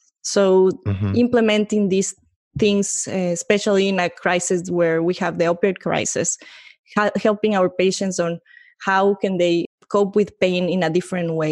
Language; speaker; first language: English; non-native, fluent; Spanish